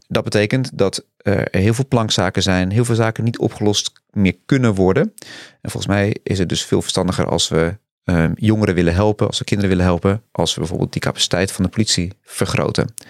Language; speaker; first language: Dutch; native; Dutch